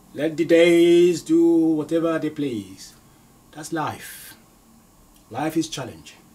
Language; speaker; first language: English; non-native, local second language; Yoruba